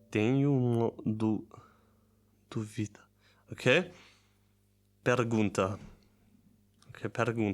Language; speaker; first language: Portuguese; non-native, learner; Italian